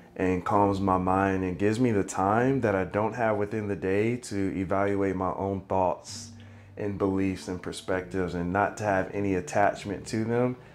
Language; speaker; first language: English; native; English